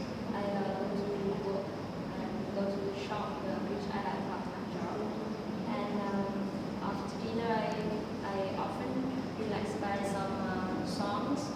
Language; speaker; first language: English; non-native, fluent; Vietnamese